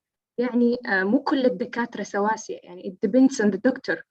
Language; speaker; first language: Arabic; native; Arabic